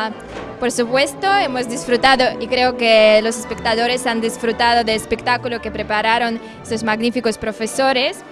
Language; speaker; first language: Spanish; non-native, fluent; Russian